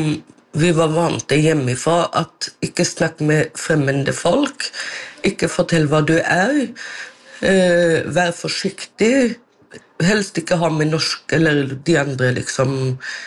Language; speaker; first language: Norwegian; non-native, local second language; Romany